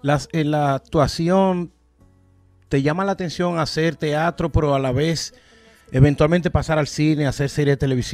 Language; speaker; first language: Spanish; native; Spanish